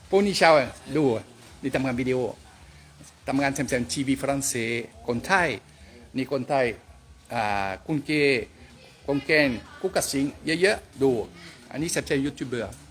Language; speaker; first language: Thai; non-native, learner; French